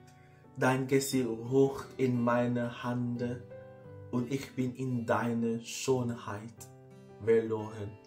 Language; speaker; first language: German; non-native, learner; English